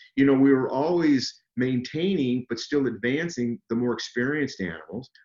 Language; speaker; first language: English; native; English